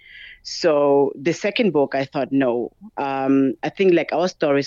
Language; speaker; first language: English; non-native, local second language; Tsonga